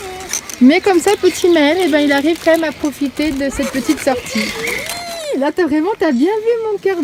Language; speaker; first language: French; native; French